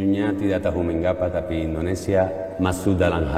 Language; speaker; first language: Indonesian; non-native, learner; Spanish